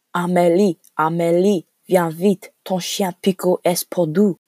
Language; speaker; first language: French; non-native, learner; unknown